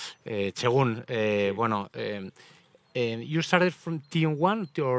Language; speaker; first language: English; non-native, fluent; Spanish